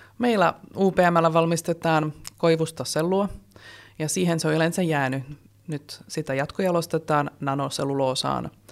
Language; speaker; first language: Finnish; non-native, fluent; Czech